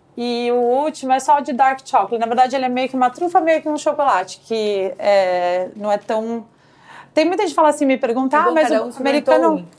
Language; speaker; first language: Portuguese; native; Portuguese